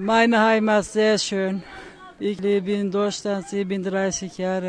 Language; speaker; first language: German; non-native, learner; Turkish